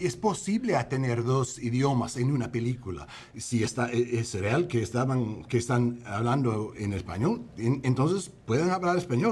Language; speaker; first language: Spanish; early bilingual, heritage; English